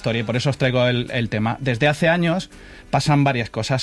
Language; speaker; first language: Spanish; native; Spanish